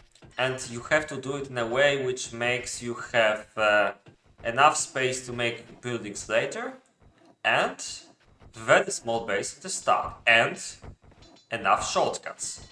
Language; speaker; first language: English; non-native, fluent; Polish